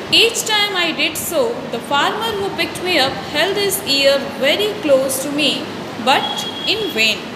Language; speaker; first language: English; non-native, local second language; Hindi